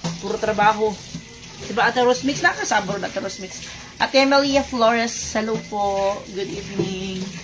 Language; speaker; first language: Filipino; non-native, local second language; Cebuano